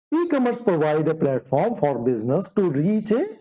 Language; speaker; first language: English; non-native, local second language; Punjabi